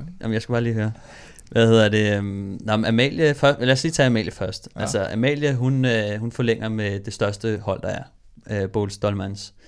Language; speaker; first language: Danish; native; Danish